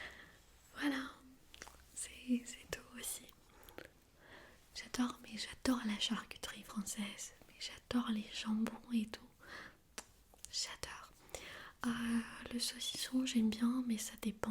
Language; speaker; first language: French; non-native, fluent; Armenian